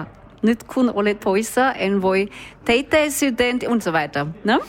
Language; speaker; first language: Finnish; non-native, learner; German